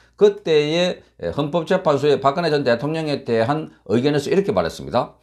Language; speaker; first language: Korean; native; Korean